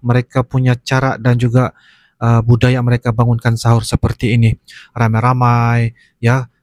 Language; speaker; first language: Malay; native; Malay